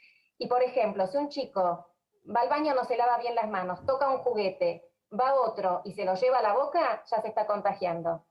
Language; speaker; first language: Spanish; native; Spanish